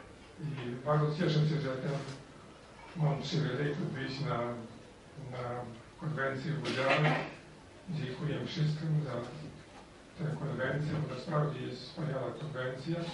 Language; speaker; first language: Polish; non-native, learner; Ukrainian